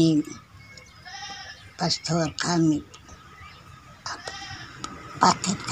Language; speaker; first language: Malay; non-native, local second language; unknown